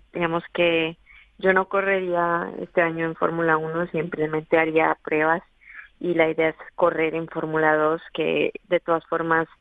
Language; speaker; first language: Spanish; native; Spanish